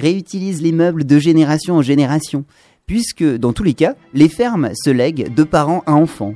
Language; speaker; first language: French; native; French